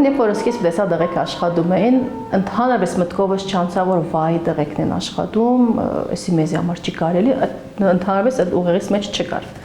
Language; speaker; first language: Armenian; early bilingual, heritage; Armenian